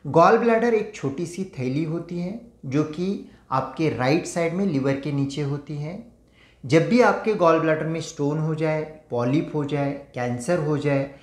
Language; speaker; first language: Hindi; non-native, local second language; Marathi